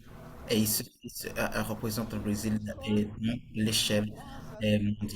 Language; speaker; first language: French; non-native, fluent; Portuguese